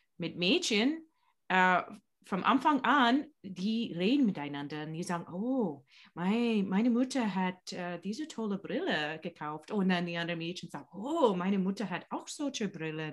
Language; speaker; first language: German; non-native, learner; English